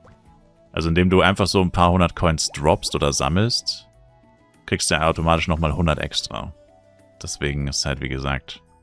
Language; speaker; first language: German; native; German